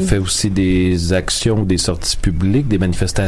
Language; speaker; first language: French; native; French